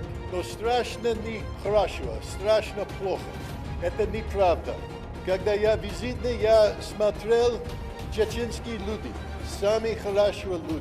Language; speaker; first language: Russian; non-native, learner; English